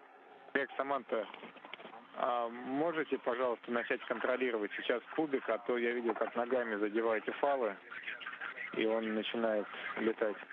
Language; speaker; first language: Russian; native; Russian